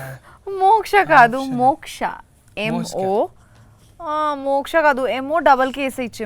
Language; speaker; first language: Telugu; non-native, learner; Bangla